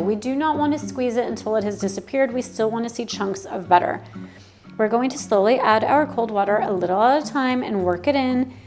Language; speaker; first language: English; native; English